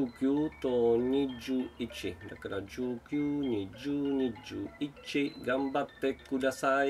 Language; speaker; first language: Japanese; non-native, learner; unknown